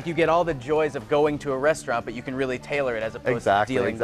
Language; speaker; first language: English; native; English